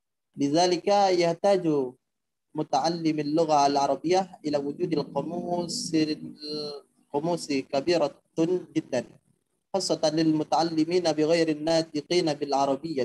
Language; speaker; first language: Arabic; non-native, learner; Indonesian